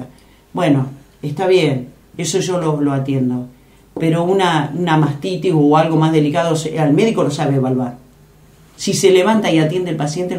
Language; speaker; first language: Spanish; native; Spanish